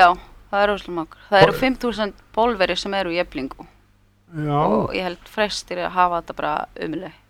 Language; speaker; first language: Icelandic; early bilingual, heritage; Polish